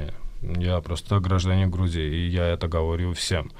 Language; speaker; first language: Russian; non-native, fluent; Georgian